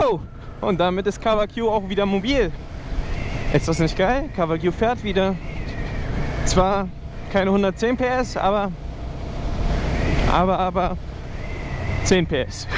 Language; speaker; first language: German; native; German